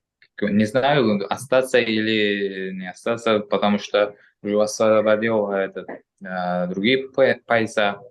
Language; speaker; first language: Russian; non-native, local second language; Uzbek